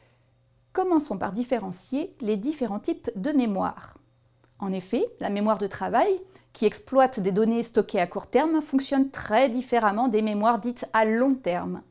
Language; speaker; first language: French; native; French